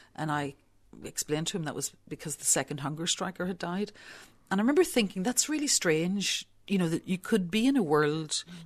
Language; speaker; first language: English; native; English